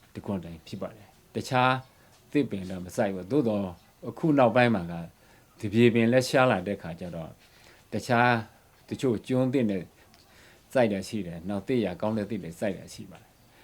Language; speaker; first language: Burmese; non-native, local second language; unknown